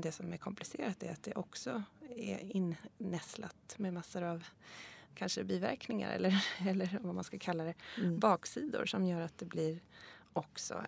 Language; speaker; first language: Swedish; native; Swedish